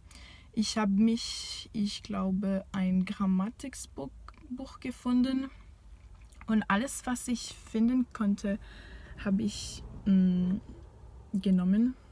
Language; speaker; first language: German; non-native, fluent; French